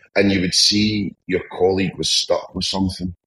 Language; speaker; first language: English; native; English